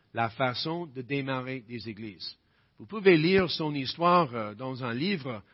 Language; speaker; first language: French; non-native, fluent; English